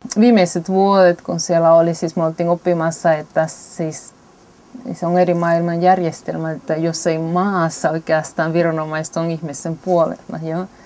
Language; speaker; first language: Finnish; non-native, fluent; Spanish